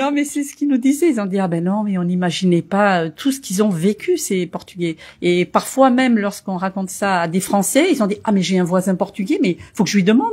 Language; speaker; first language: French; early bilingual, other home language; Portuguese